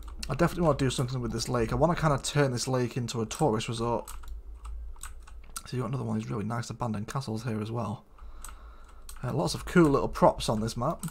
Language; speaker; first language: English; native; English